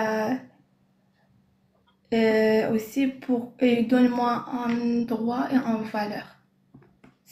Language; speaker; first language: French; non-native, learner; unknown